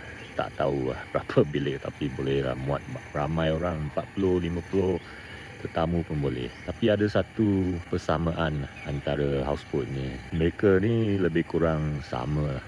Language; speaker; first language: Malay; native; Malay